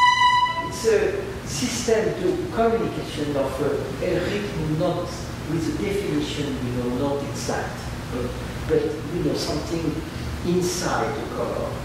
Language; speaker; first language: English; non-native, learner; French